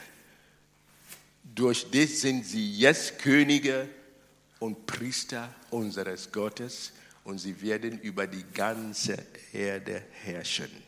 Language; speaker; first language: German; non-native, fluent; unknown